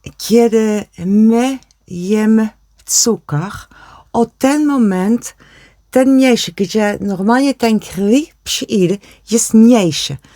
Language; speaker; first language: Polish; non-native, learner; Dutch